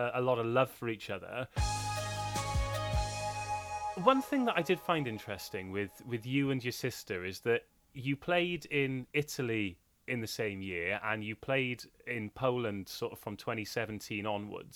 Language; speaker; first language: English; native; English